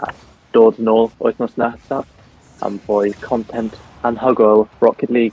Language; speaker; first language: Welsh; non-native, local second language; English